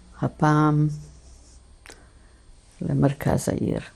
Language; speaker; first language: Hebrew; non-native, fluent; Polish